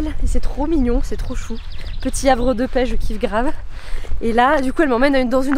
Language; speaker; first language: French; native; French